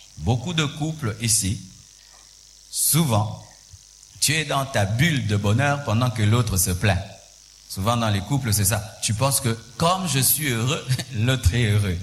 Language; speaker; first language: French; non-native, local second language; Swahili